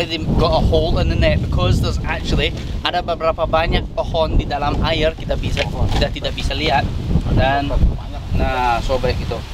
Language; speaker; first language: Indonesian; non-native, fluent; English